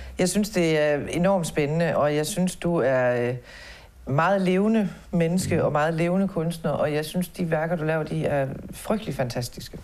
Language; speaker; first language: Danish; native; Danish